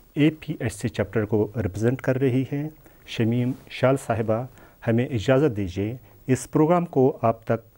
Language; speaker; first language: Urdu; non-native, local second language; Kashmiri